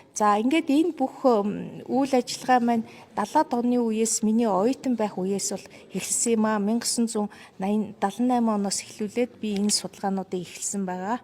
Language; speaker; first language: Mongolian; non-native, fluent; Russian